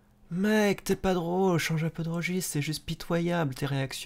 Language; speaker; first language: French; native; French